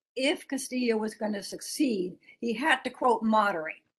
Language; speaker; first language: English; native; English